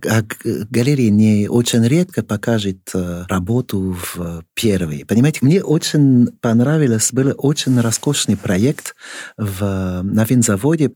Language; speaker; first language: Russian; non-native, fluent; French